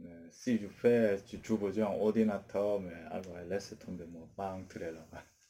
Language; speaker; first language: French; non-native, learner; Korean